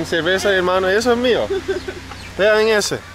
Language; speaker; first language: Spanish; non-native, learner; English